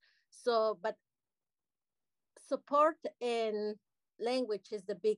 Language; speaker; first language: English; non-native, learner; Spanish